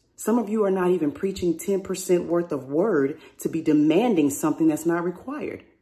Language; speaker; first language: English; native; English